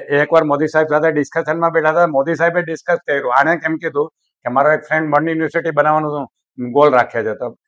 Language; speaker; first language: Gujarati; native; Gujarati